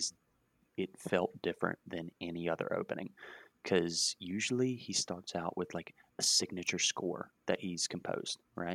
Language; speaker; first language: English; native; English